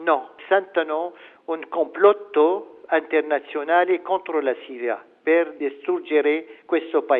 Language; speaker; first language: Italian; non-native, fluent; Arabic